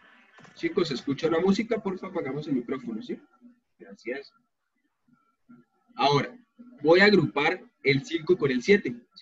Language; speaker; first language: Spanish; native; Spanish